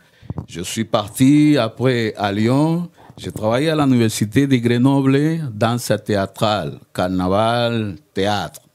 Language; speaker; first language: French; non-native, learner; Spanish